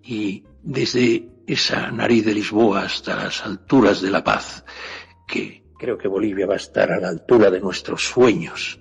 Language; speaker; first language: Spanish; native; Spanish